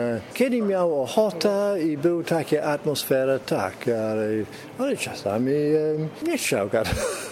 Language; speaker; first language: Polish; early bilingual, heritage; English